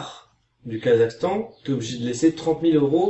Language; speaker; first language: French; native; French